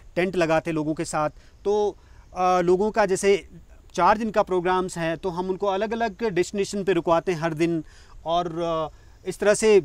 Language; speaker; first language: Hindi; native; Hindi